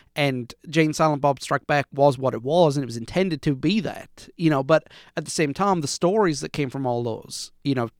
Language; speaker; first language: English; native; English